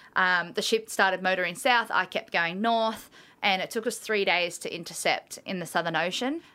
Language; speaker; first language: English; native; English